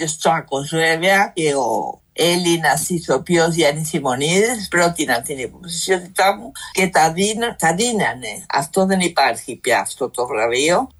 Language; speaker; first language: Greek; non-native, fluent; Spanish